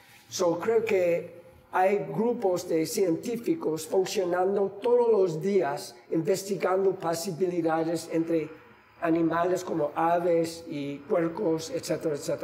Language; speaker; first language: Spanish; non-native, fluent; English